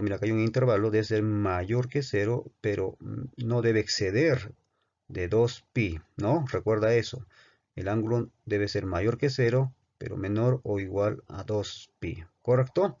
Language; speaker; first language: Spanish; native; Spanish